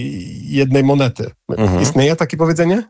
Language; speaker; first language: Polish; non-native, fluent; English